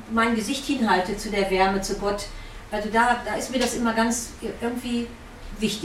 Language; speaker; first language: German; native; German